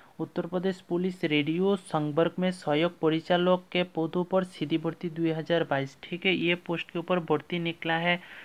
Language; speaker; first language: Hindi; non-native, local second language; Bangla